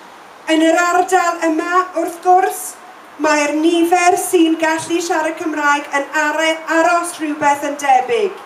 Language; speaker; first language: Welsh; non-native, local second language; English